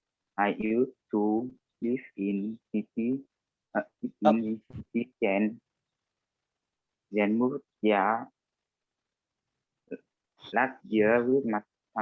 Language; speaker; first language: English; non-native, learner; Vietnamese